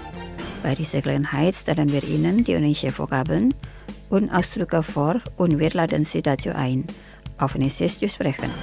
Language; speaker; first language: German; non-native, fluent; Indonesian